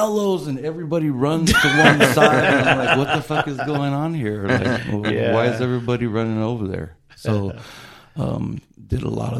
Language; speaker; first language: English; native; English